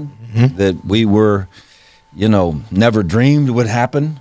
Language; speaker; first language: English; native; English